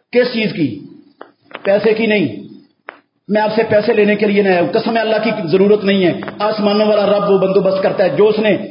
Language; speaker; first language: Urdu; native; Urdu